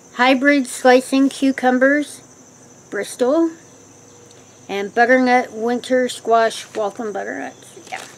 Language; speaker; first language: English; native; English